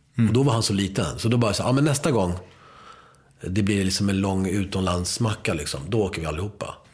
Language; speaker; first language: Swedish; early bilingual, other home language; Spanish